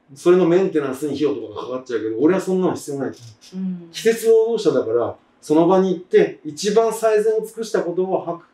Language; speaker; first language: Japanese; native; Japanese